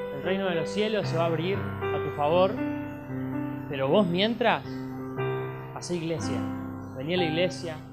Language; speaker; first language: Spanish; native; Spanish